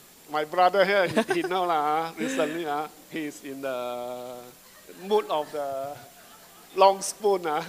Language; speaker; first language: English; non-native, local second language; Chinese